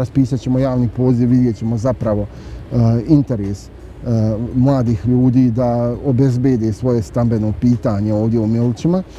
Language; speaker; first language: Bosnian; native; Bosnian